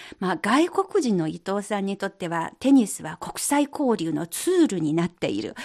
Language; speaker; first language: Japanese; non-native, fluent; Chinese